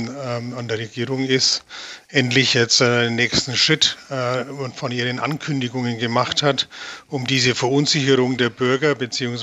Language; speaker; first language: German; native; German